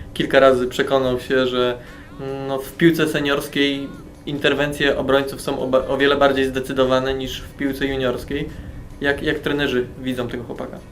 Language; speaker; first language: Polish; native; Polish